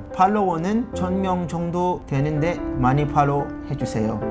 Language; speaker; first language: Korean; non-native, fluent; Arabic